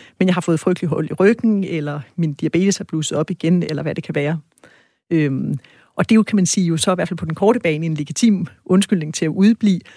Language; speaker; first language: Danish; native; Danish